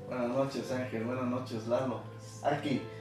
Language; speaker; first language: Spanish; native; Spanish